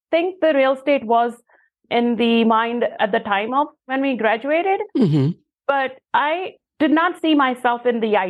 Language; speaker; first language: English; non-native, local second language; Punjabi